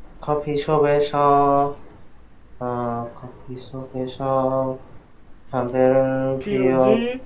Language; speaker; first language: Korean; non-native, learner; Vietnamese